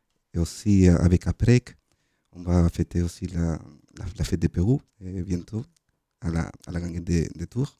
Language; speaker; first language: French; non-native, fluent; Spanish